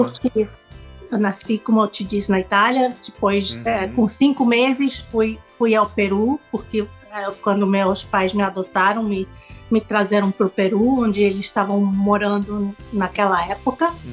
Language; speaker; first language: Portuguese; non-native, local second language; Spanish